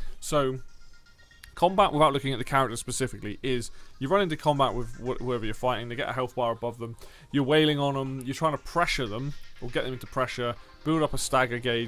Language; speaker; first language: English; native; English